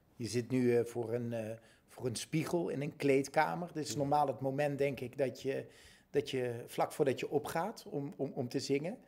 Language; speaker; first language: Dutch; native; Dutch